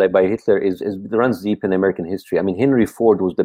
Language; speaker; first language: English; non-native, fluent; Arabic